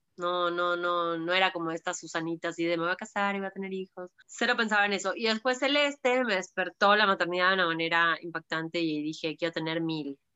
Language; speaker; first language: Spanish; native; Spanish